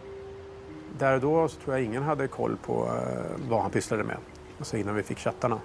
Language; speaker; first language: Swedish; native; Swedish